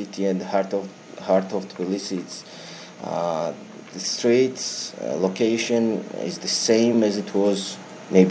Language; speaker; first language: English; non-native, learner; Georgian